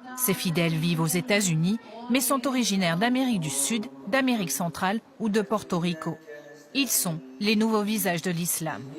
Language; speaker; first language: French; native; French